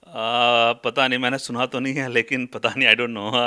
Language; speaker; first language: Hindi; non-native, local second language; Bhojpuri